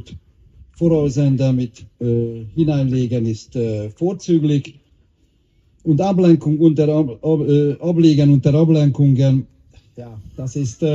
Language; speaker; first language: German; non-native, learner; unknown